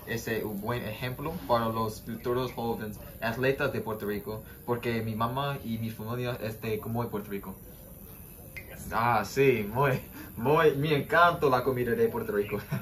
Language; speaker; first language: Spanish; non-native, learner; English